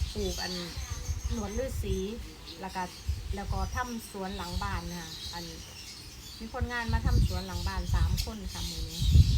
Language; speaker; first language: Thai; non-native, local second language; Northeastern Thai